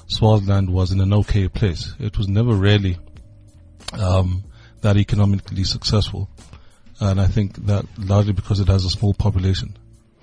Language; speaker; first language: English; non-native, local second language; Swati